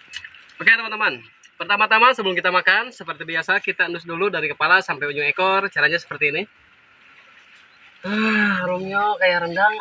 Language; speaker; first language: Indonesian; non-native, local second language; Sundanese